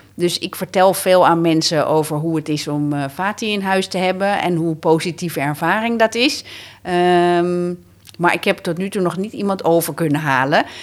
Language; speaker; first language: Dutch; native; Dutch